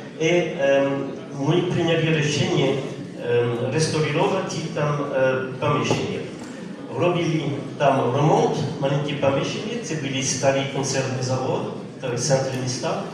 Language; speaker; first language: Ukrainian; non-native, learner; French